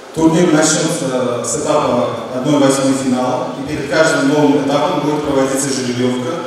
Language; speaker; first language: Russian; non-native, local second language; Uzbek